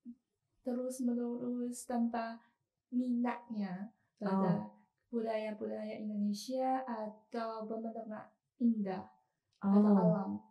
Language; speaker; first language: Indonesian; non-native, learner; Chinese